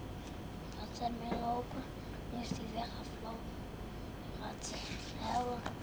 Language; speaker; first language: Dutch; early bilingual, other home language; Arabic